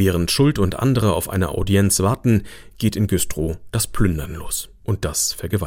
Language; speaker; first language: German; native; German